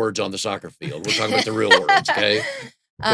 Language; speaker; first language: English; native; English